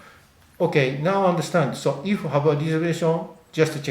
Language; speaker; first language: English; non-native, learner; Japanese